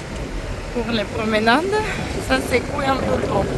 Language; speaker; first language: French; non-native, fluent; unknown